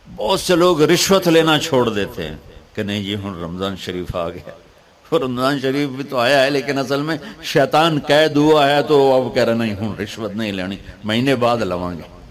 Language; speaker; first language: Urdu; non-native, local second language; Punjabi